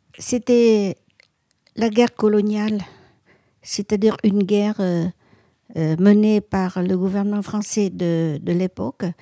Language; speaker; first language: French; non-native, local second language; Vietnamese